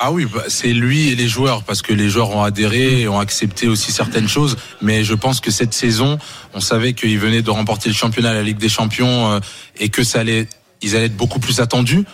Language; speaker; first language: French; native; French